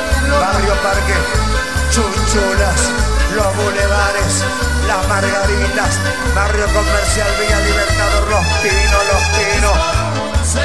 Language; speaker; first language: Spanish; native; Spanish